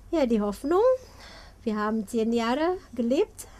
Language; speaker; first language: German; non-native, fluent; Indonesian